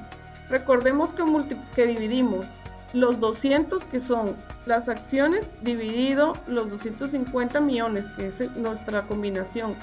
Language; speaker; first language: Spanish; native; Spanish